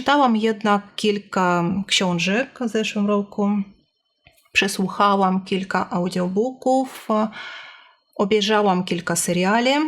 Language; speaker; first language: Polish; non-native, fluent; Russian